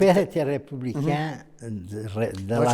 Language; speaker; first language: French; non-native, fluent; Portuguese